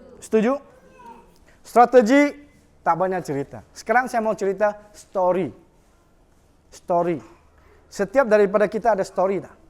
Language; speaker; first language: Malay; non-native, local second language; Chinese